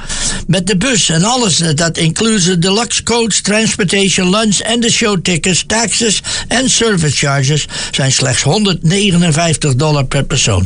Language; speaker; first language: Dutch; native; Dutch